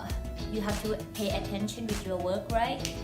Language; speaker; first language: English; non-native, fluent; Thai